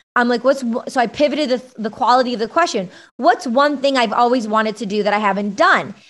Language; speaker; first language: English; native; English